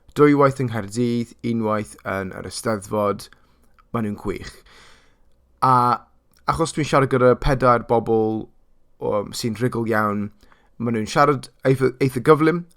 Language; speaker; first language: Welsh; non-native, local second language; English